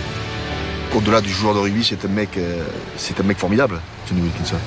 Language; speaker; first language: French; native; French